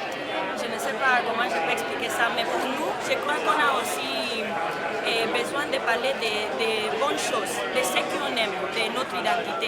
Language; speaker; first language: French; non-native, fluent; Spanish